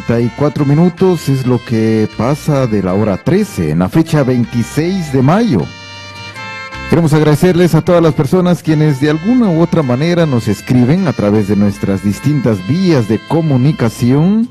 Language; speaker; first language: Spanish; native; Spanish